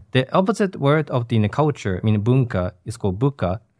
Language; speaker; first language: English; non-native, fluent; Japanese